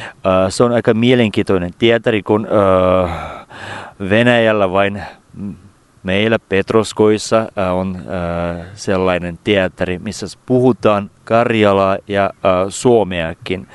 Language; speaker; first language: Finnish; non-native, fluent; Russian